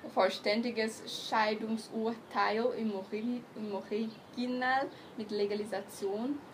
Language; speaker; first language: German; non-native, learner; Portuguese